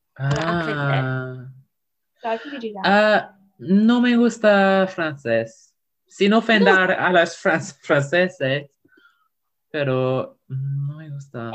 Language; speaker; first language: Spanish; non-native, learner; English